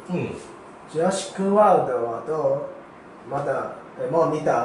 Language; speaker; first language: Japanese; non-native, learner; Chinese